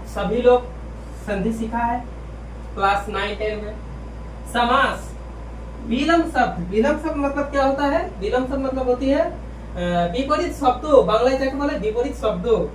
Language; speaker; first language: Hindi; non-native, local second language; Bangla